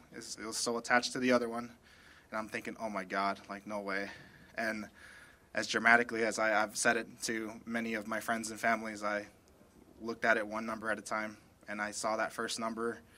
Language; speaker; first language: English; early bilingual, other home language; Spanish